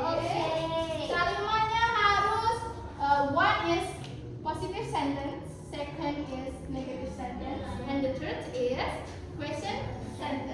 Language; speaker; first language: English; non-native, learner; Indonesian